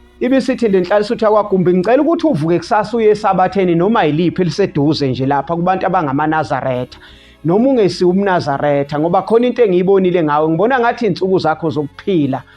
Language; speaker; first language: Zulu; native; Zulu